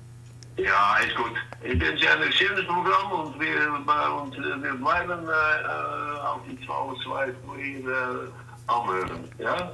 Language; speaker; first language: German; non-native, learner; Dutch